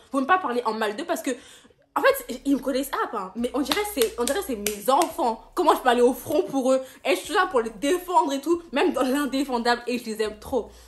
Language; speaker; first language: French; native; French